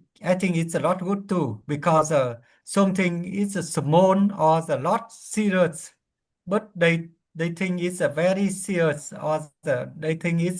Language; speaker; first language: English; non-native, learner; Vietnamese